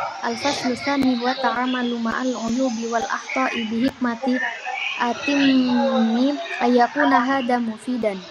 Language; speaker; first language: Arabic; non-native, learner; Indonesian